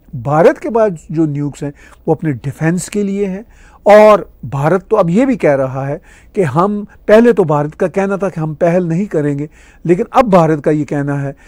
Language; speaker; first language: Urdu; non-native, local second language; Punjabi